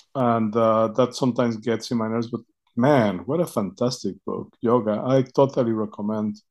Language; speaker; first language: English; non-native, fluent; Spanish